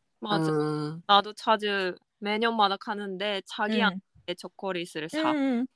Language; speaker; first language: Korean; non-native, fluent; Japanese